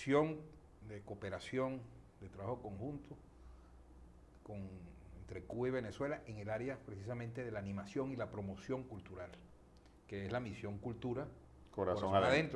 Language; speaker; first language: Spanish; native; Spanish